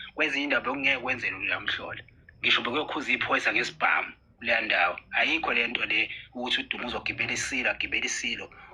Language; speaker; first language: Zulu; native; Zulu